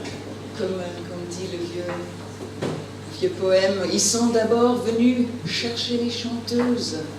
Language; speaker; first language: French; non-native, fluent; English